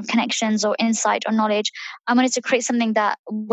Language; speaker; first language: English; early bilingual, other home language; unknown